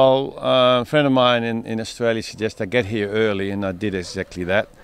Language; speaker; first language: English; native; English